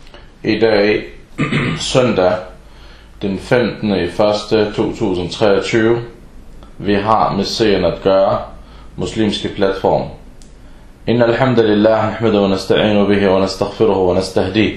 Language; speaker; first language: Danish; non-native, local second language; Arabic